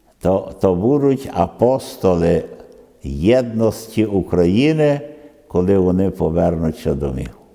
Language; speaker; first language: Ukrainian; early bilingual, other home language; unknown